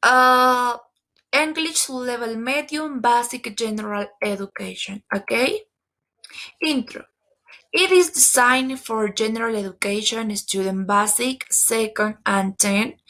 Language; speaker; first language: English; non-native, learner; Spanish